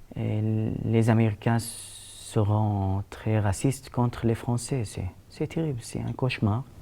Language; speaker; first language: French; non-native, learner; Arabic